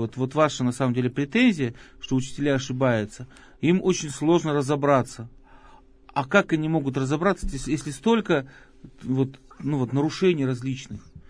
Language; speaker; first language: Russian; native; Russian